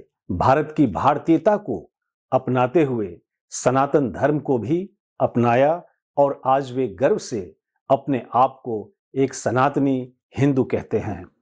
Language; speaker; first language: Hindi; native; Hindi